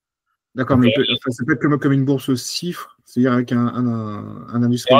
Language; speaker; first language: French; native; French